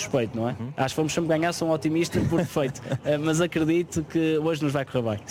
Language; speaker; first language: Portuguese; native; Portuguese